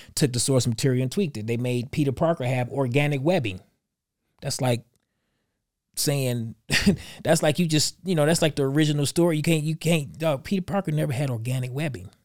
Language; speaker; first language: English; native; English